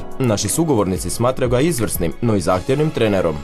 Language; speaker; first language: Croatian; native; Croatian